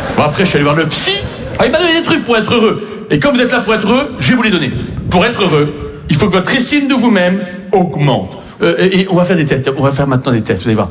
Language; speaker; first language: French; native; French